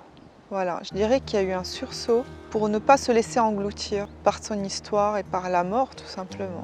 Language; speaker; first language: French; native; French